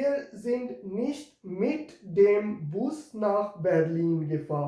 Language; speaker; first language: German; non-native, fluent; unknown